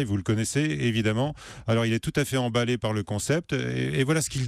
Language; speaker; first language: French; native; French